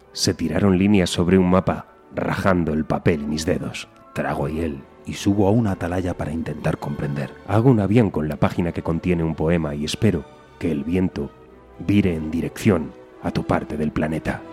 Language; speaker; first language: Spanish; native; Spanish